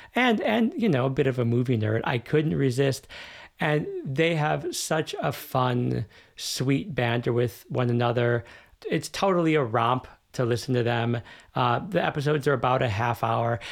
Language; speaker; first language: English; native; English